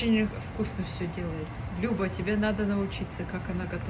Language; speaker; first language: Russian; early bilingual, heritage; Russian